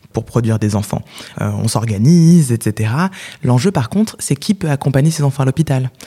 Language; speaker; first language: French; native; French